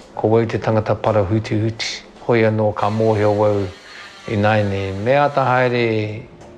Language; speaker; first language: Māori; non-native, local second language; Cantonese